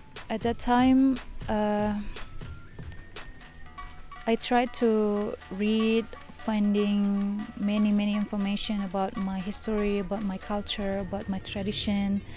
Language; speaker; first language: English; non-native, fluent; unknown